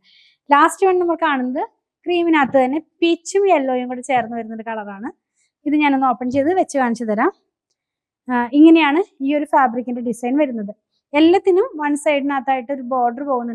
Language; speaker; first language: Malayalam; native; Malayalam